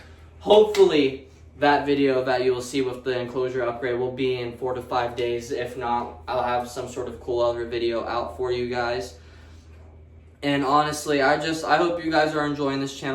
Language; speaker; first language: English; native; English